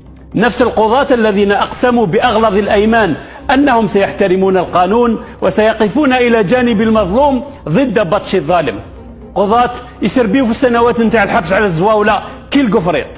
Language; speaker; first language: Arabic; native; Arabic